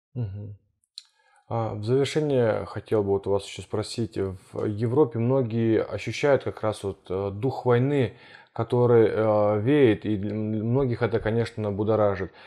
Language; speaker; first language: Russian; early bilingual, heritage; Russian